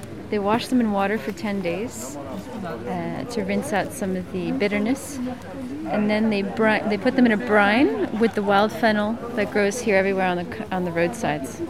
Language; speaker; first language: English; native; English